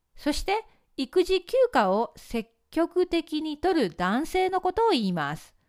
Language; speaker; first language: Japanese; native; Japanese